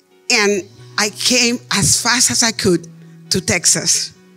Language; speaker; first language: English; non-native, fluent; Spanish